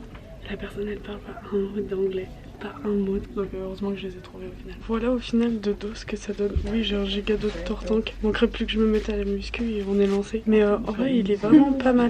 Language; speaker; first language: French; native; French